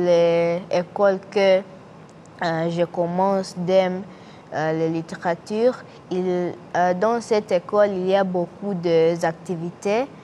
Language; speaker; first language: French; non-native, learner; English